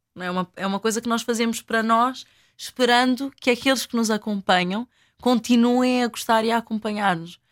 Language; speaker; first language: Portuguese; non-native, local second language; Kabuverdianu